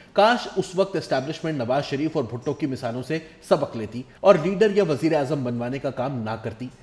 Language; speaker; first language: Urdu; non-native, local second language; Pashto